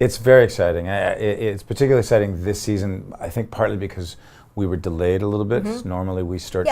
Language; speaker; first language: English; native; English